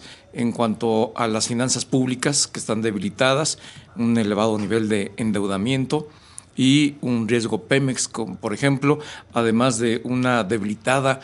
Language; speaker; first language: Spanish; native; Spanish